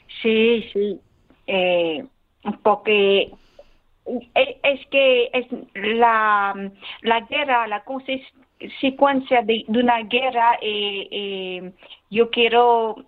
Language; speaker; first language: Spanish; non-native, learner; Khmer